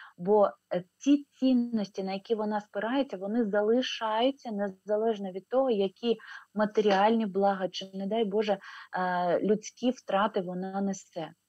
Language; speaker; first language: Ukrainian; non-native, local second language; Russian